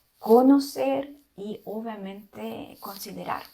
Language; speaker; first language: Spanish; non-native, fluent; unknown